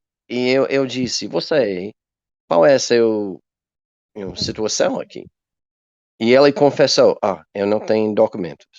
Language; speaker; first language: Portuguese; non-native, learner; English